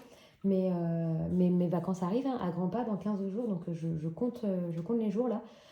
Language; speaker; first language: French; native; French